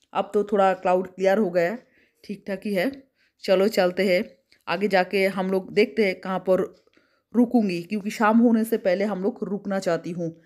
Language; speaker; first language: Hindi; non-native, local second language; Bangla